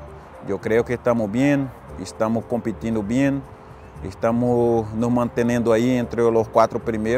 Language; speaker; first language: Spanish; non-native, fluent; Portuguese